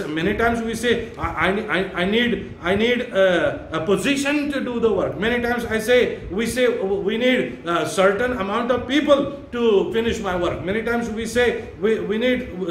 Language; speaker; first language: English; non-native, local second language; Marathi